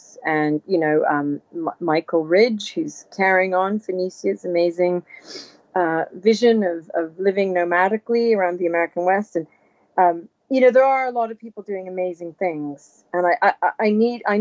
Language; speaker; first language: English; native; English